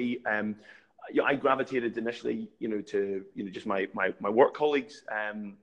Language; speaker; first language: English; native; English